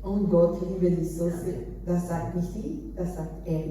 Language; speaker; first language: German; non-native, learner; Portuguese